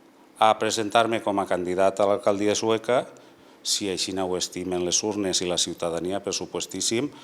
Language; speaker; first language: Catalan; native; Catalan